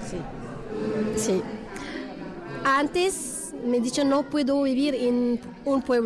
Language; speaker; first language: Spanish; non-native, learner; Arabic